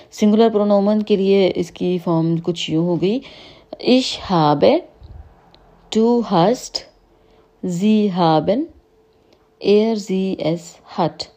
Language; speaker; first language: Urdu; native; Urdu